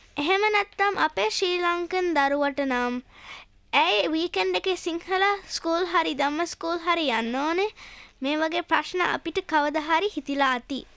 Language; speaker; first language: Sinhala; early bilingual, heritage; Sinhala